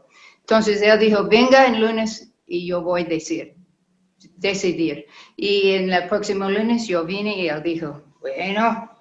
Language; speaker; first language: Spanish; non-native, learner; English